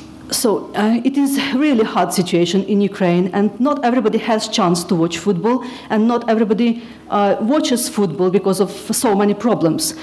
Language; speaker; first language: English; non-native, fluent; Ukrainian